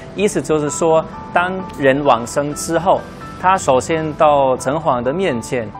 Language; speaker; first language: Chinese; non-native, fluent; German